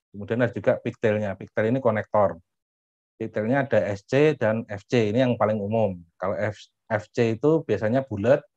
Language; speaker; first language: Indonesian; native; Indonesian